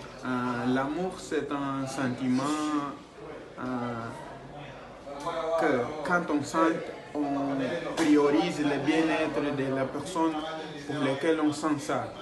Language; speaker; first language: French; non-native, fluent; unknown